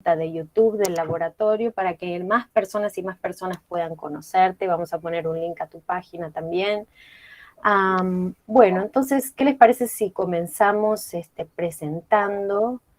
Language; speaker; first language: Spanish; non-native, fluent; Portuguese